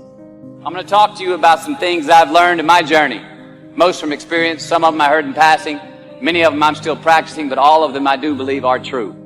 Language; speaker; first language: English; native; English